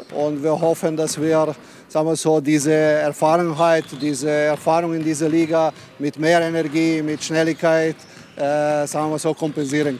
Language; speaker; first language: German; non-native, fluent; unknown